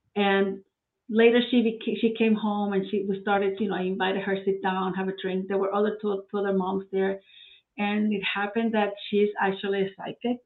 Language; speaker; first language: English; non-native, fluent; Spanish